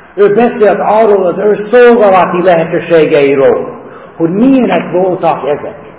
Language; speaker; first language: Hungarian; non-native, fluent; English